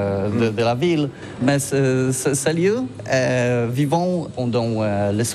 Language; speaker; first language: French; non-native, learner; Polish